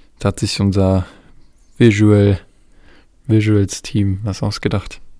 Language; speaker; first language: German; native; German